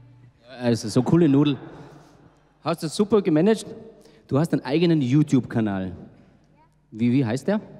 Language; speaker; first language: German; native; German